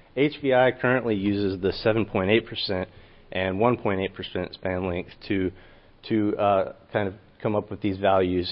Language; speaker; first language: English; native; English